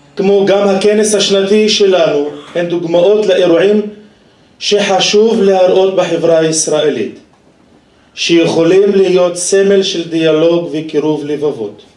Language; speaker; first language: Hebrew; non-native, local second language; Arabic